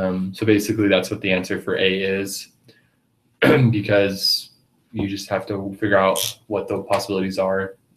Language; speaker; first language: English; native; English